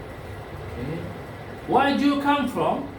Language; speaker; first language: English; non-native, fluent; Bangla